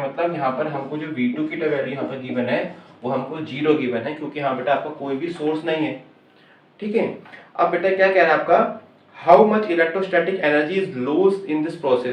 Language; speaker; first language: Hindi; native; Hindi